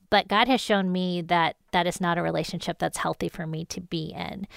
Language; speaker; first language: English; native; English